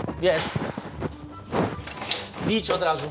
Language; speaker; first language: Polish; native; Polish